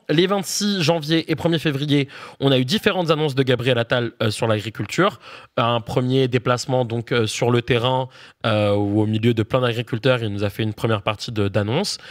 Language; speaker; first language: French; native; French